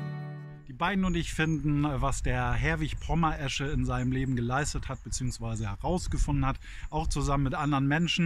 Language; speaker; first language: German; native; German